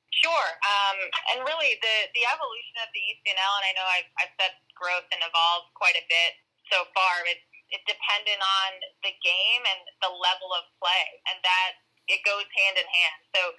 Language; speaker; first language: English; native; English